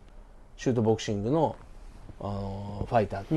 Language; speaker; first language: Japanese; native; Japanese